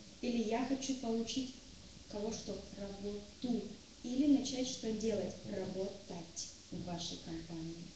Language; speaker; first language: Russian; native; Russian